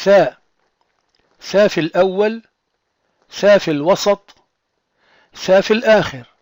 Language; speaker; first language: Arabic; non-native, fluent; French